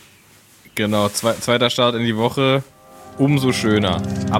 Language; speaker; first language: German; native; German